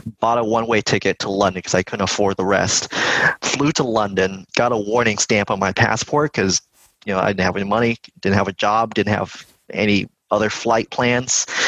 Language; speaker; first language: English; early bilingual, other home language; Vietnamese